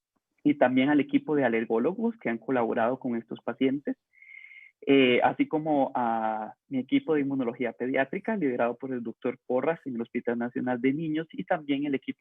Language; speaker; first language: Spanish; native; Spanish